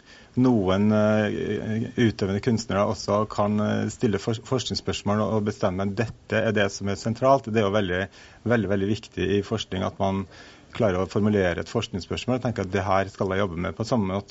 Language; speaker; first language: Norwegian; native; Norwegian